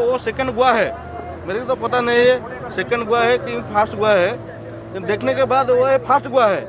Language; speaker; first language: Hindi; non-native, local second language; Odia